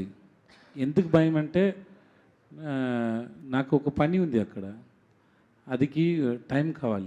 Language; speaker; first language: Telugu; non-native, learner; Tamil